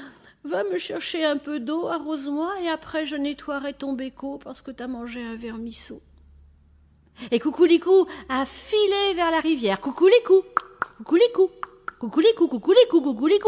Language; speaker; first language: French; native; French